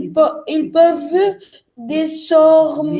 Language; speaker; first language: French; non-native, learner; Arabic